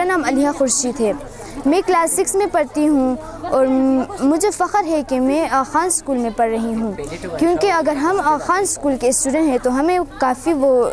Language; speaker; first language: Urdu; non-native, local second language; Khowar